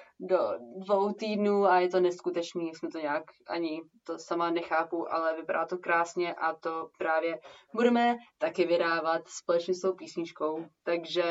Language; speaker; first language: Czech; early bilingual, heritage; Czech